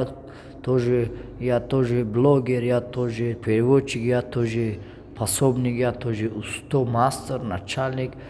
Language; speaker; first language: Russian; non-native, learner; Tajik